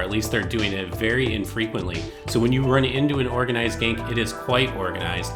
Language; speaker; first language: English; native; English